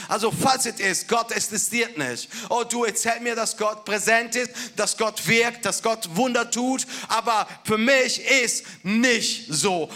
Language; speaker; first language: German; non-native, fluent; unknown